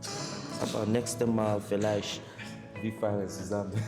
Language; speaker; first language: German; non-native, learner; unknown